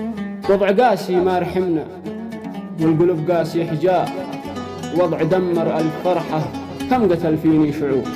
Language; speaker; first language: Arabic; native; Arabic